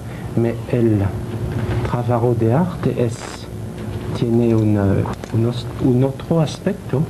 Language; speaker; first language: Spanish; non-native, learner; French